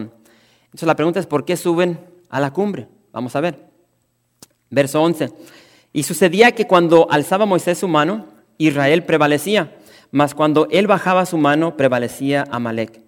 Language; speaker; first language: Spanish; native; Spanish